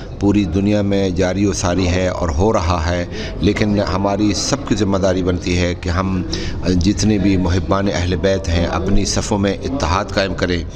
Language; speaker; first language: Urdu; non-native, local second language; Punjabi